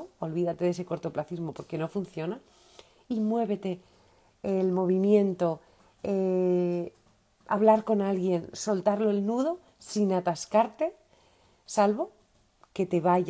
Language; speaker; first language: Spanish; native; Spanish